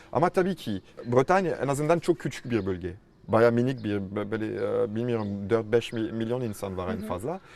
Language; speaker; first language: Turkish; non-native, fluent; French